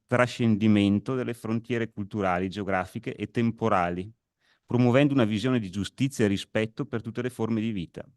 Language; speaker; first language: Italian; native; Italian